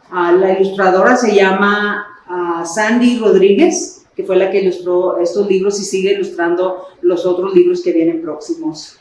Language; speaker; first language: Spanish; early bilingual, other home language; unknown